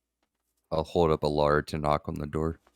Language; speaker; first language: English; native; English